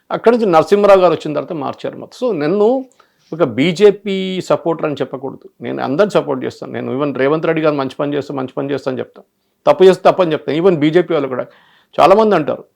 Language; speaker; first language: Telugu; early bilingual, other home language; Malayalam